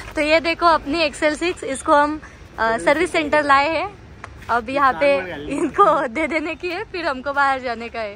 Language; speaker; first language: Hindi; non-native, local second language; Marathi